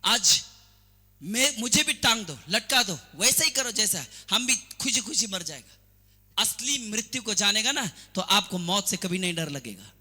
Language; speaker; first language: Hindi; non-native, local second language; Assamese